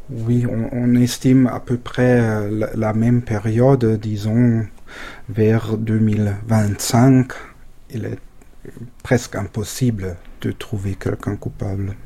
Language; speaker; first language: French; non-native, fluent; German